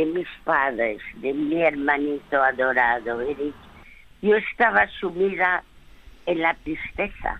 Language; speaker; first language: Spanish; early bilingual, other home language; French